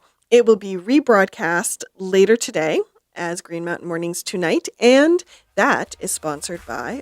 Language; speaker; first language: English; native; English